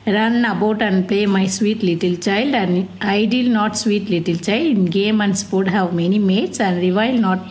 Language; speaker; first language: English; non-native, local second language; Tamil